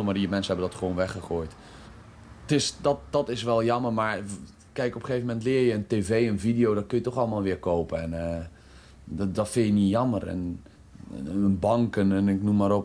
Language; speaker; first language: Dutch; early bilingual, other home language; Croatian